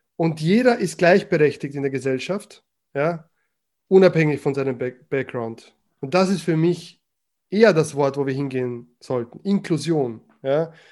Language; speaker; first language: German; early bilingual, other home language; Croatian